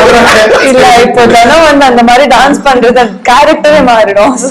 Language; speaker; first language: Tamil; non-native, fluent; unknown